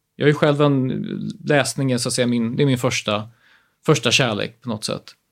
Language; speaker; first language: Swedish; native; Swedish